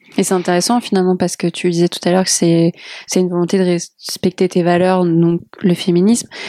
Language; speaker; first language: French; native; French